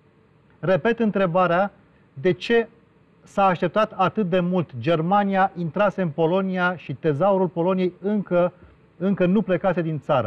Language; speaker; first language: Romanian; native; Romanian